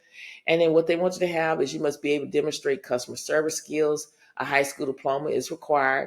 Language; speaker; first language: English; native; English